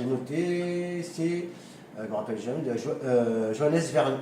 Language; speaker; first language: French; native; French